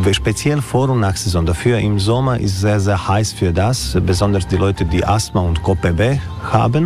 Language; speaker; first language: German; non-native, learner; Croatian